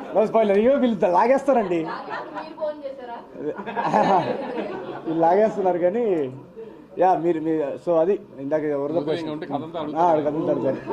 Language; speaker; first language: Telugu; native; Telugu